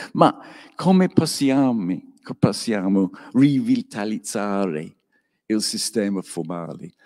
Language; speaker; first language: Italian; non-native, learner; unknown